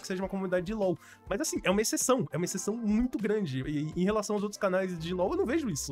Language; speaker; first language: Portuguese; native; Portuguese